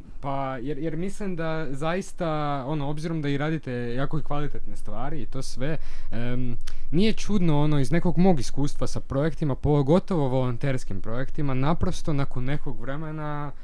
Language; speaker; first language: Croatian; native; Croatian